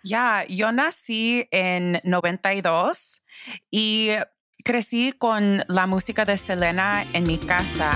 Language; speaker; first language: Spanish; early bilingual, heritage; English